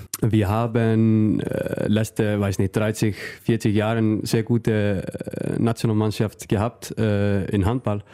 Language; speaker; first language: German; non-native, learner; Icelandic